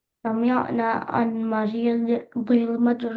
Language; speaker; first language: Arabic; non-native, learner; Indonesian